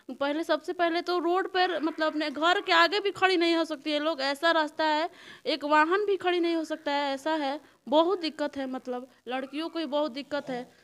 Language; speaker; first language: Hindi; native; Hindi